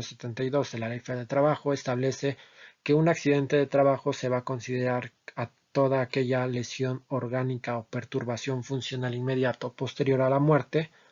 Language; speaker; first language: Spanish; native; Spanish